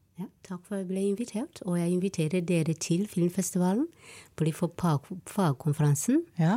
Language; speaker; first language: Norwegian; non-native, fluent; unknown